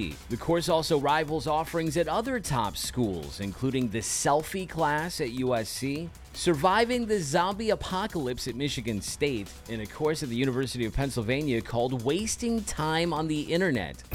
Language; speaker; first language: English; native; English